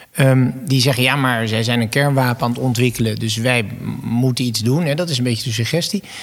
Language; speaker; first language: Dutch; native; Dutch